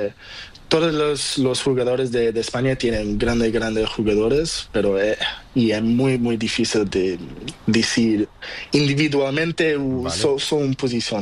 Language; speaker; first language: Spanish; non-native, learner; Portuguese